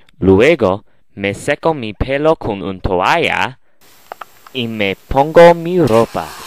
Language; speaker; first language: Spanish; non-native, learner; English